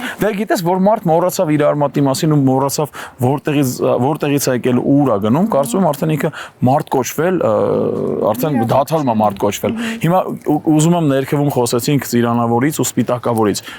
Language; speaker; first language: Armenian; native; Armenian